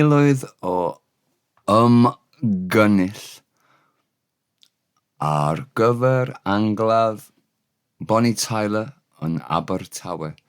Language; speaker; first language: Welsh; non-native, learner; English